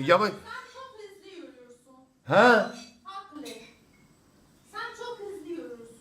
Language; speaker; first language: Turkish; non-native, learner; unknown